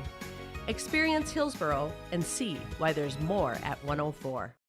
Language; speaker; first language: English; native; English